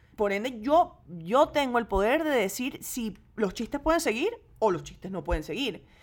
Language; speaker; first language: Spanish; native; Spanish